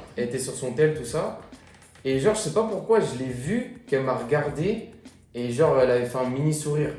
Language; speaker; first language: French; early bilingual, other home language; Portuguese